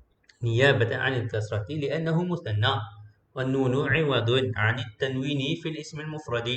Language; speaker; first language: Arabic; non-native, fluent; Malay